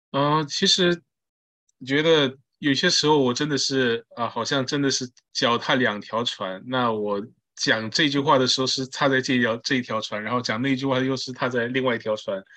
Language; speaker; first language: Chinese; early bilingual, heritage; Chinese